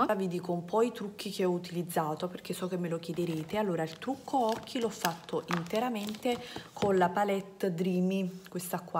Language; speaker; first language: Italian; native; Italian